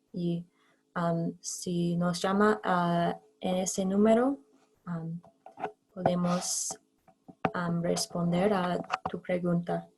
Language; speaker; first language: Spanish; non-native, fluent; English